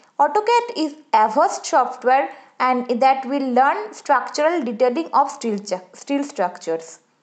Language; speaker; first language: English; non-native, local second language; Bangla